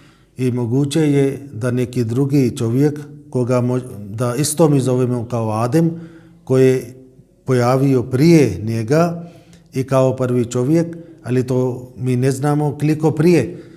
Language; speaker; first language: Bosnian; non-native, fluent; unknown